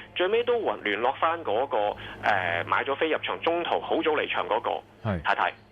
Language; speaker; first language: Cantonese; native; Cantonese